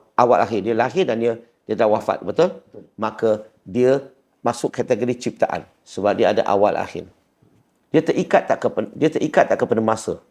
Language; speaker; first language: Malay; non-native, local second language; Chinese